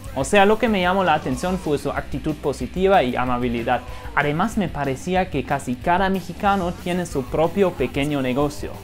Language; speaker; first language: Spanish; non-native, fluent; German